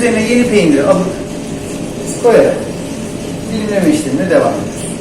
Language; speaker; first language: Turkish; native; Turkish